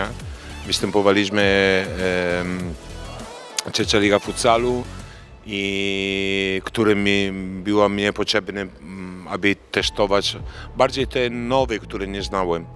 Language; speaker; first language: Polish; non-native, fluent; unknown